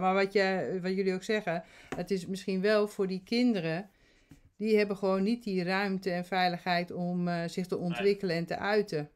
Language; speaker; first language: Dutch; native; Dutch